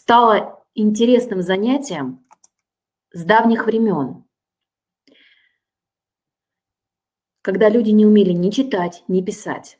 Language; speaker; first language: Russian; native; Russian